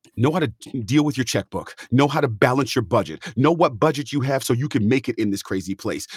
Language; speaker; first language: English; native; English